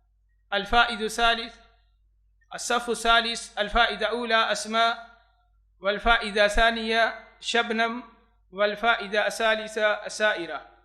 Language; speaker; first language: Arabic; non-native, fluent; Urdu